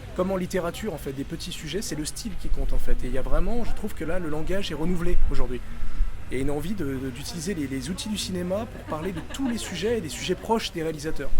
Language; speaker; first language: French; native; French